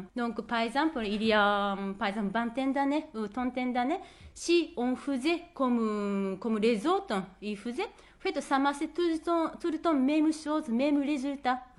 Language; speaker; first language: French; non-native, fluent; Japanese